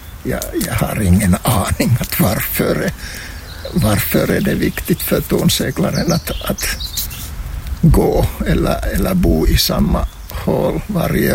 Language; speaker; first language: Swedish; non-native, local second language; Finnish